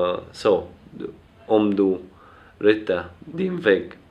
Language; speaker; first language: Swedish; non-native, fluent; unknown